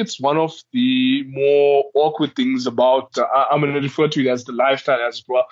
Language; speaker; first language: English; native; English